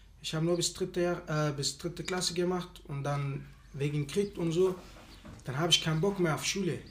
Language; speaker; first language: German; non-native, learner; Arabic